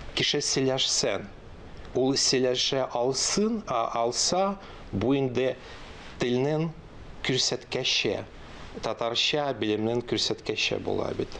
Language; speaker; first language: Tatar; non-native, local second language; Russian